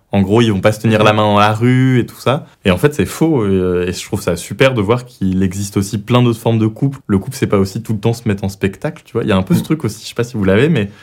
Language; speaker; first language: French; native; French